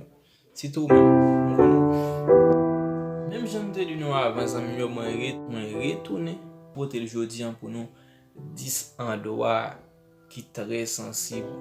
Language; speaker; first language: French; non-native, learner; Haitian Creole